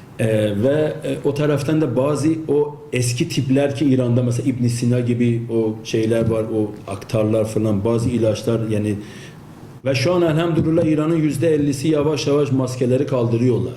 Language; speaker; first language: Turkish; non-native, fluent; Azerbaijani